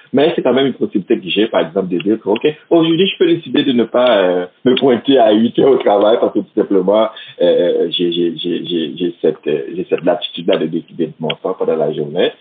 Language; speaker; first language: French; non-native, local second language; Haitian Creole